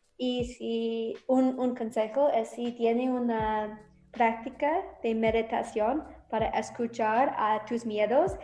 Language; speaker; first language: Spanish; non-native, learner; English